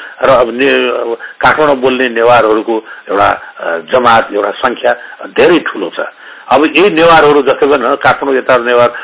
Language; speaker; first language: Nepali; non-native, local second language; Newari